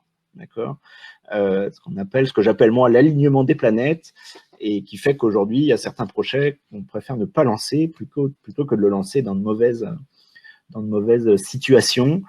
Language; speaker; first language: French; native; French